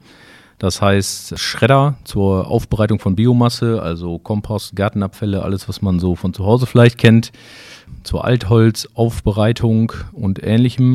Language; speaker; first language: German; native; German